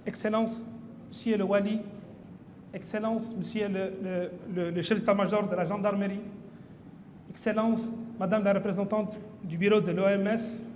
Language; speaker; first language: French; non-native, local second language; Arabic